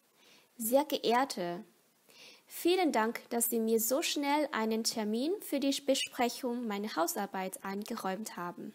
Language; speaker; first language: German; non-native, fluent; Vietnamese